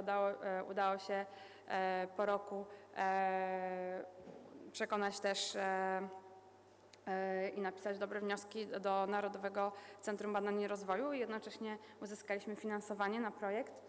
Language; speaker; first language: Polish; native; Polish